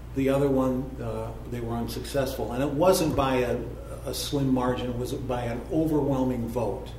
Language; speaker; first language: English; native; English